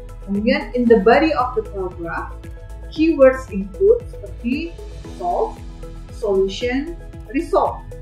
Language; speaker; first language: English; non-native, fluent; Indonesian